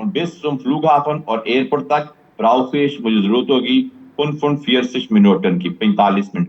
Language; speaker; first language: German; non-native, fluent; Urdu